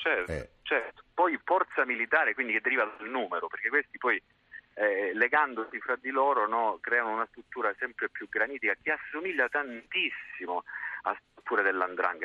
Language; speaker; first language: Italian; native; Italian